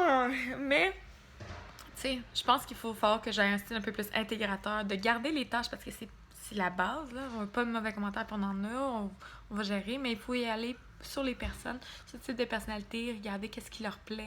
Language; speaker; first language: French; native; French